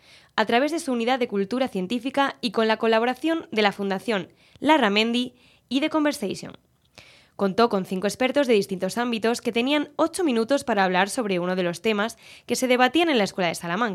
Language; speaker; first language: Spanish; native; Spanish